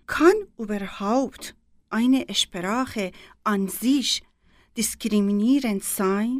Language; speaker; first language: German; non-native, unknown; Persian